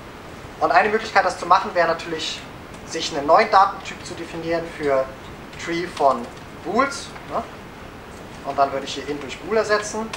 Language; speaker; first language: German; native; German